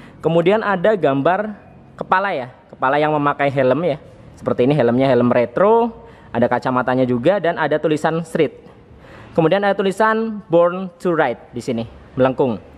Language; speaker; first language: Indonesian; native; Indonesian